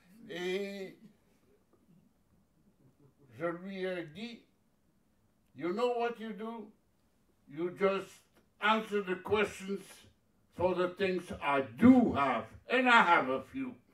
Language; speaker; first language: English; non-native, fluent; French